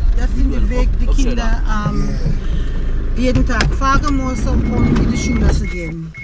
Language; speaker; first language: German; non-native, fluent; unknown